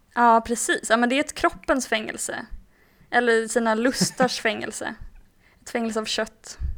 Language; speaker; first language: Swedish; native; Swedish